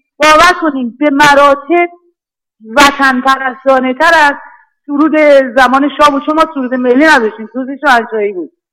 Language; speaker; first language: Persian; native; Persian